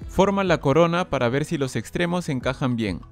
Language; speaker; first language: Spanish; native; Spanish